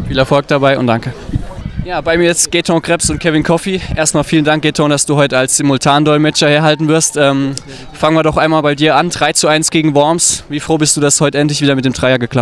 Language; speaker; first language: German; native; German